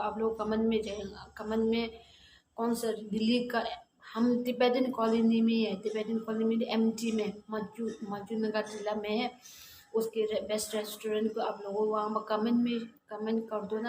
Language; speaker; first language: Hindi; non-native, learner; Tibetan